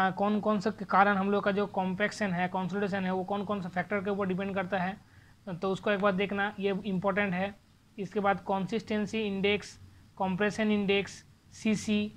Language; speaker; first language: Hindi; non-native, local second language; Bangla